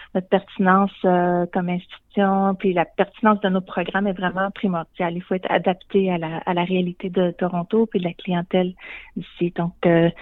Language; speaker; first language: French; native; French